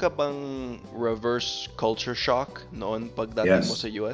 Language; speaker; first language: Filipino; non-native, fluent; English